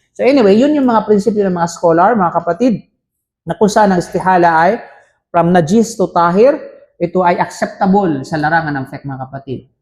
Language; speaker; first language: Filipino; non-native, local second language; Cebuano